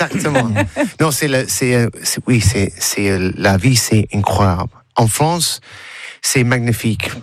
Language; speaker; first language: French; non-native, learner; English